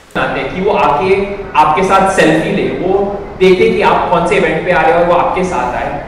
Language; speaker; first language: Hindi; non-native, local second language; Odia